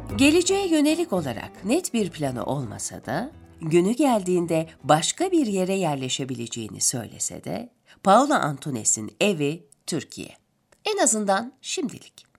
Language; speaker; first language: Turkish; native; Turkish